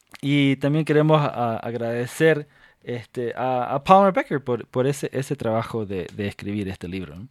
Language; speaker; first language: Spanish; non-native, fluent; English